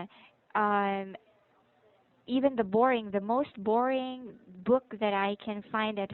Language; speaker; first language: English; non-native, local second language; Filipino